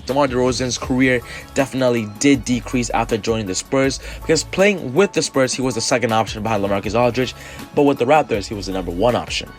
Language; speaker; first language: English; native; English